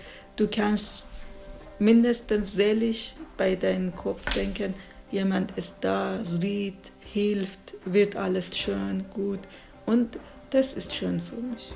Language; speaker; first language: German; non-native, learner; Persian